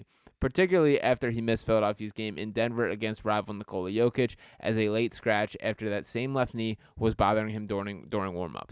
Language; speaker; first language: English; native; English